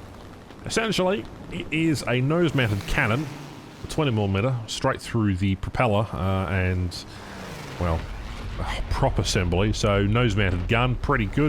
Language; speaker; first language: English; native; English